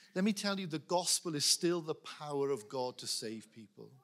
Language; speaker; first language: English; native; English